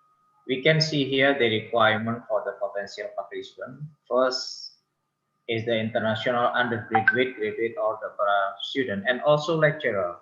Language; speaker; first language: English; non-native, local second language; Indonesian